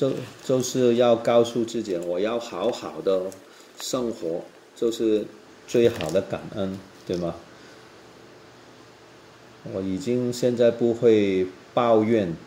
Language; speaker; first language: Chinese; non-native, local second language; Cantonese